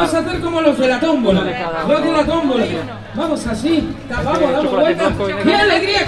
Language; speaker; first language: Spanish; native; Spanish